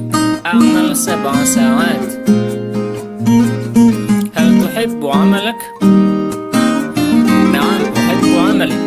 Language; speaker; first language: Arabic; non-native, fluent; Indonesian